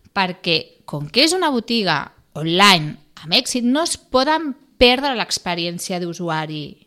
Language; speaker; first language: Catalan; non-native, local second language; Spanish